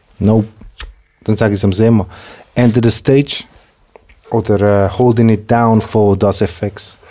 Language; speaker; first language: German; native; German